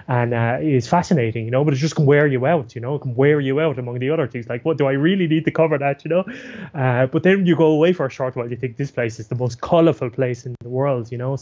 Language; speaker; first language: English; native; English